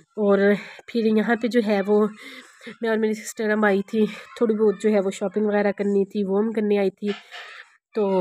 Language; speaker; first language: Urdu; non-native, local second language; Punjabi